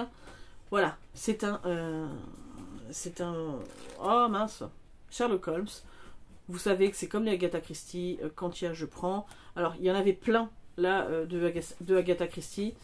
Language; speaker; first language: French; native; French